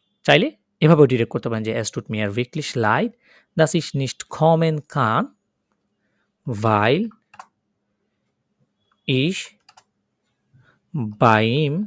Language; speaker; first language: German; non-native, fluent; Bangla